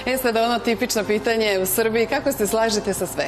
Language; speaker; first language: Bosnian; native; Bosnian